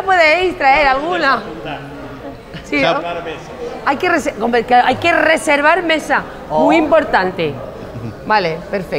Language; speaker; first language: Spanish; native; Spanish